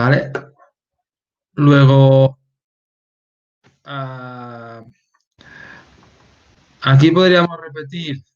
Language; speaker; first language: Spanish; native; Spanish